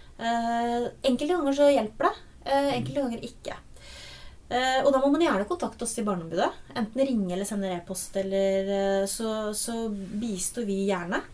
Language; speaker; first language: Norwegian; native; Norwegian